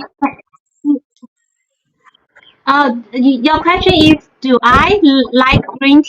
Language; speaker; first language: English; non-native, fluent; Chinese